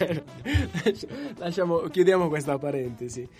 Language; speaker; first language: Italian; native; Italian